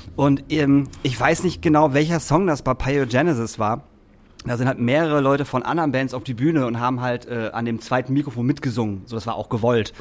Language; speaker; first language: German; native; German